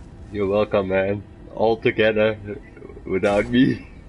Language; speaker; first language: English; non-native, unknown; Dutch